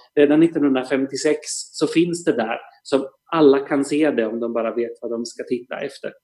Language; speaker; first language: Swedish; native; Swedish